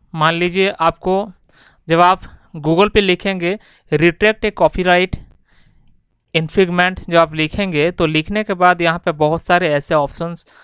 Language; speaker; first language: Hindi; non-native, local second language; Bangla